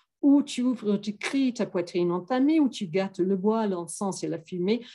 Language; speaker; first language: French; non-native, fluent; English